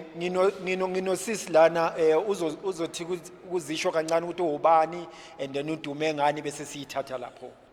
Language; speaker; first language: Zulu; native; Zulu